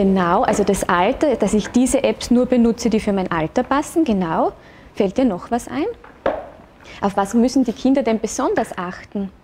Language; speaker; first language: German; native; German